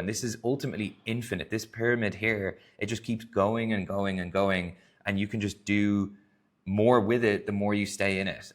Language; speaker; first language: English; native; English